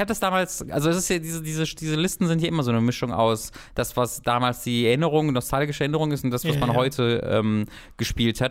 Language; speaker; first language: German; native; German